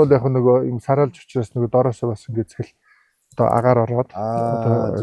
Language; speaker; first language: Mongolian; non-native, local second language; Kazakh